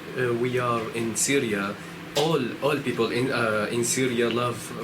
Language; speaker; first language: English; non-native, learner; Arabic